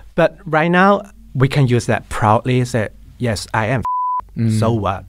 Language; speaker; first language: English; non-native, fluent; Chinese